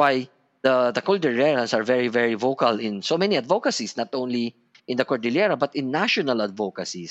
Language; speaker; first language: English; non-native, local second language; Filipino